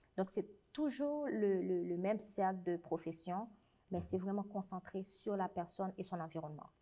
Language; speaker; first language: French; non-native, local second language; Haitian Creole